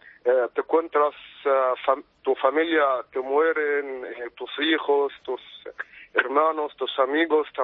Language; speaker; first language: Spanish; non-native, fluent; Arabic